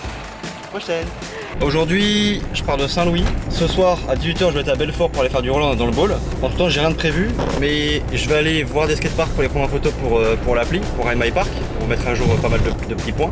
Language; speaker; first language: French; native; French